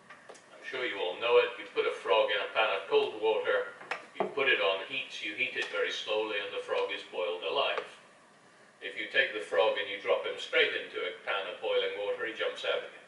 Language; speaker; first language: English; native; English